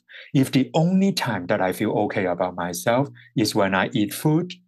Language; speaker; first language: English; non-native, local second language; Cantonese